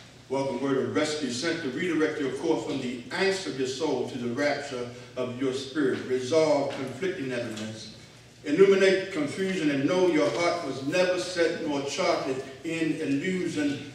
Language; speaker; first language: English; native; English